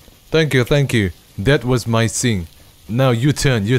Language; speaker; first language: English; non-native, learner; Korean